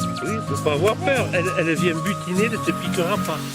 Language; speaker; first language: French; native; French